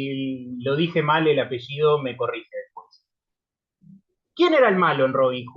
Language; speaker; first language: Spanish; native; Spanish